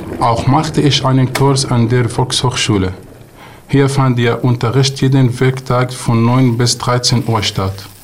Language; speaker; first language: German; non-native, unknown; Arabic